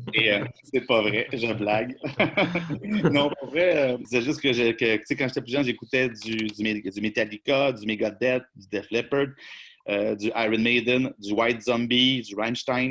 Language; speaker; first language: French; native; French